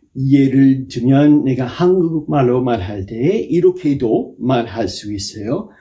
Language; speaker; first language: Korean; non-native, fluent; English